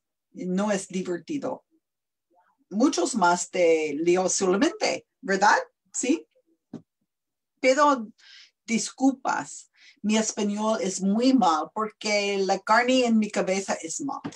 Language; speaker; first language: Spanish; non-native, learner; English